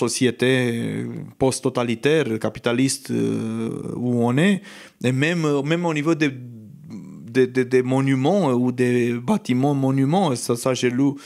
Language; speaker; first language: French; non-native, fluent; Romanian